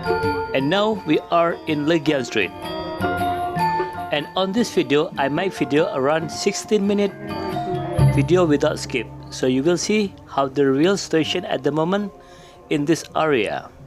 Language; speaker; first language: English; non-native, local second language; Indonesian